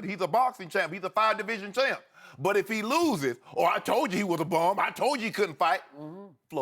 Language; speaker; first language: English; native; English